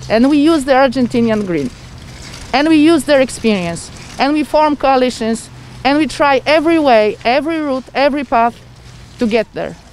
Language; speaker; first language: English; non-native, fluent; Polish